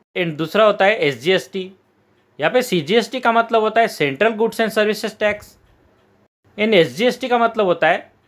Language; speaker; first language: Hindi; non-native, local second language; Marathi